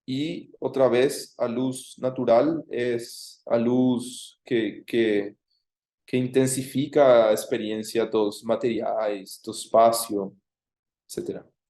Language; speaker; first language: Portuguese; non-native, fluent; Spanish